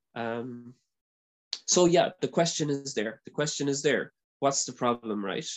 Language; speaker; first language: English; native; English